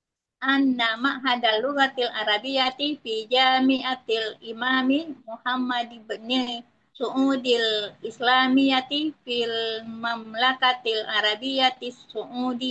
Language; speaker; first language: Arabic; non-native, learner; Indonesian